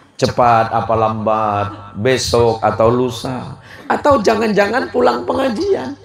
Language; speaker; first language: Indonesian; native; Indonesian